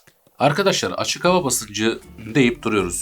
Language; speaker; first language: Turkish; native; Turkish